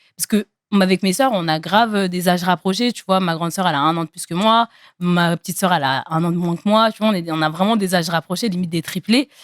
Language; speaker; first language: French; native; French